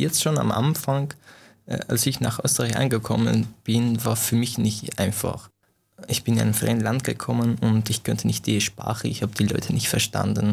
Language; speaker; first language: German; non-native, fluent; Persian